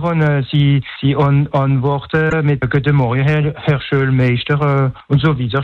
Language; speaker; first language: German; non-native, local second language; French